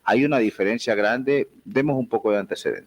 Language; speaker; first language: Spanish; native; Spanish